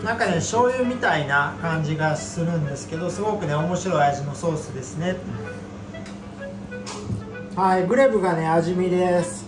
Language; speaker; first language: Japanese; native; Japanese